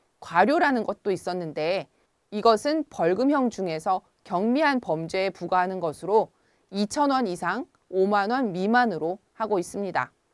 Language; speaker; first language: Korean; native; Korean